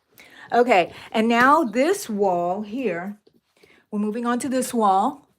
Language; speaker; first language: English; native; English